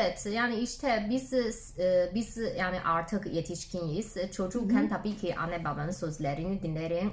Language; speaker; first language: Turkish; non-native, learner; Chinese